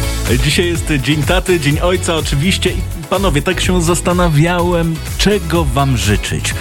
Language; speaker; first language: Polish; native; Polish